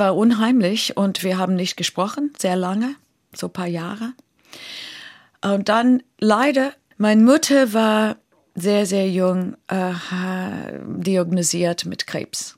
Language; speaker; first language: German; non-native, fluent; English